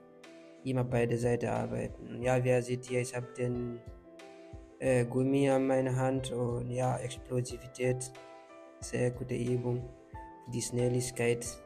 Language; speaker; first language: German; non-native, learner; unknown